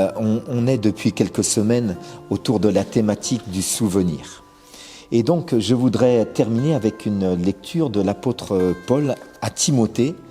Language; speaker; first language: French; native; French